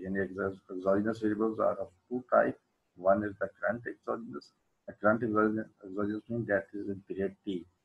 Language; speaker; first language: English; non-native, local second language; Urdu